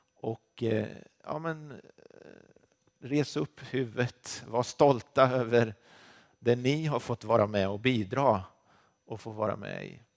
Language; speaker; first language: Swedish; native; Swedish